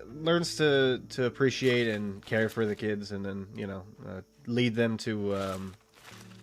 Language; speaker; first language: English; native; English